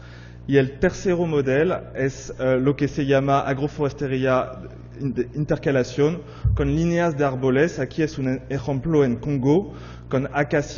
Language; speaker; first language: Spanish; non-native, fluent; French